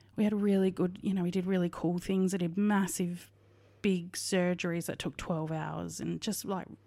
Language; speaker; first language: English; native; English